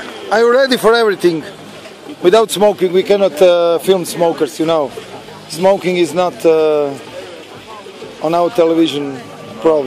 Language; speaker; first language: English; non-native, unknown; Croatian